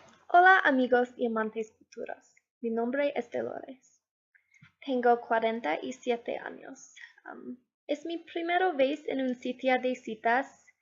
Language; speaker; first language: Spanish; non-native, learner; English